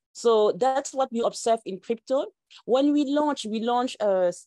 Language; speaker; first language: English; non-native, local second language; French